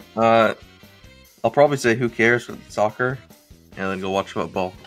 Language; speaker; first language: English; native; English